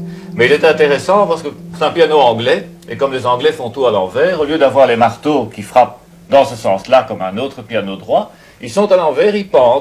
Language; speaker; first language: French; native; French